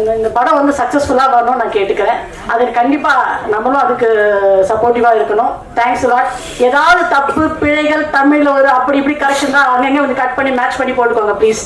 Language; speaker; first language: Tamil; non-native, local second language; Telugu